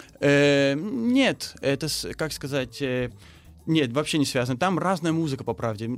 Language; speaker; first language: Russian; early bilingual, heritage; Russian